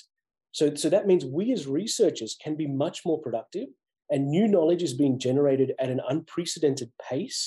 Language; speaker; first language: English; native; English